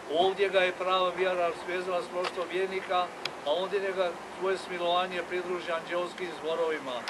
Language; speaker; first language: Croatian; native; Croatian